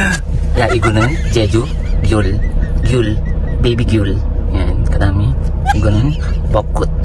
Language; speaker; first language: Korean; non-native, learner; Filipino